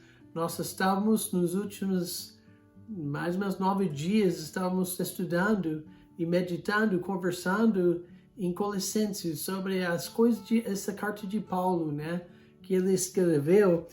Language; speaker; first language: Portuguese; non-native, fluent; English